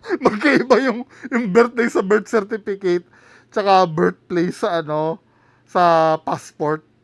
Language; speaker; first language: Filipino; native; Filipino